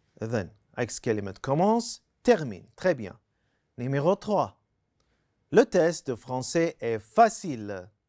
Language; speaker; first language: French; non-native, fluent; Arabic